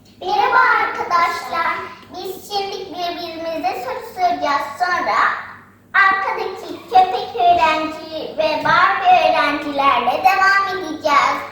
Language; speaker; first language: Turkish; early bilingual, heritage; Turkish